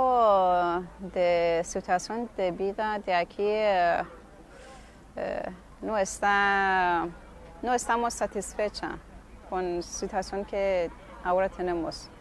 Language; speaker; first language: Spanish; non-native, learner; Persian